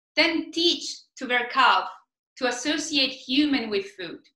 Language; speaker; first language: English; non-native, fluent; Italian